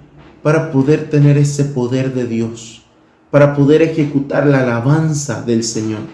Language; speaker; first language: Spanish; native; Spanish